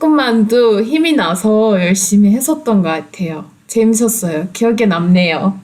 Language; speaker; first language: Korean; non-native, fluent; Turkish